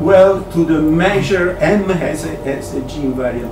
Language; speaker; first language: English; non-native, fluent; Italian